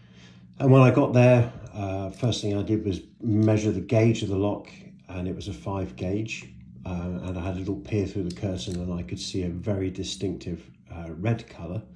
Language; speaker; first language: English; native; English